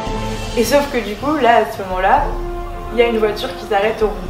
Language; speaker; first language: French; native; French